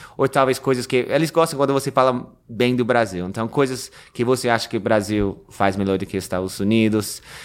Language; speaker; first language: Portuguese; non-native, fluent; English